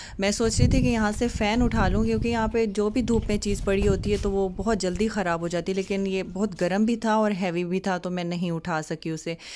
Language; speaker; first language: Hindi; native; Hindi